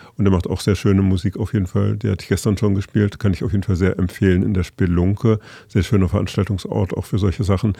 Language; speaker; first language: German; native; German